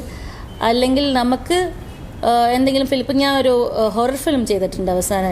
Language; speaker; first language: Malayalam; native; Malayalam